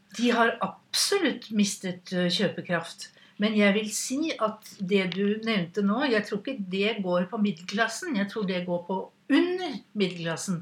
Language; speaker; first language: Norwegian; native; Norwegian